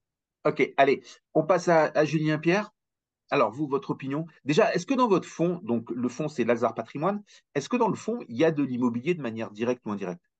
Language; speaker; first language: French; native; French